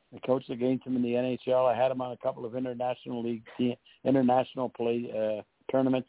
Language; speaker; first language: English; native; English